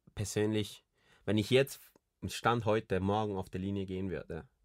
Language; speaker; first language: German; early bilingual, other home language; Spanish